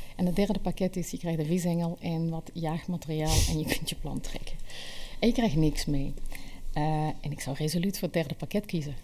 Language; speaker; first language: Dutch; native; Dutch